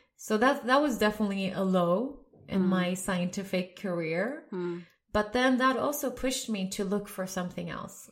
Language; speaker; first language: English; non-native, fluent; Swedish